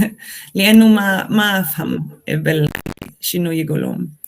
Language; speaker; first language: Arabic; non-native, learner; Swedish